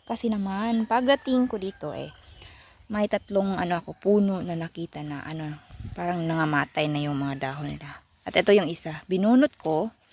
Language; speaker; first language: Filipino; non-native, local second language; Cebuano